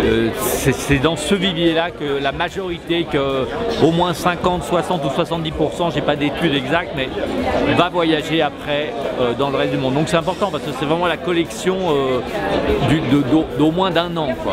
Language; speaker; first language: French; native; French